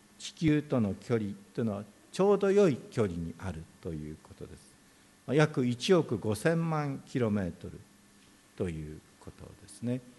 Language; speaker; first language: Japanese; native; Japanese